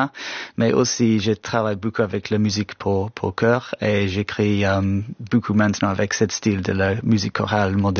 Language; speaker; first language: French; non-native, fluent; English